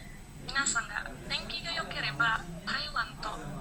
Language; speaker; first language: Japanese; non-native, learner; Indonesian